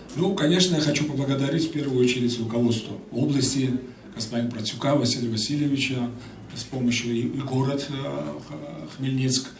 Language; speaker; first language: Russian; non-native, local second language; Georgian